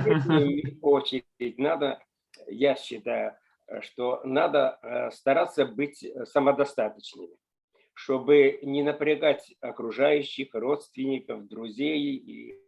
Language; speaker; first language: Russian; native; Russian